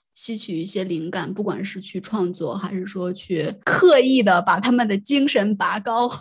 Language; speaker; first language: Chinese; native; Chinese